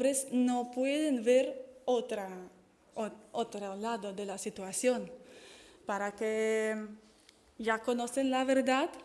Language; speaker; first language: Spanish; non-native, fluent; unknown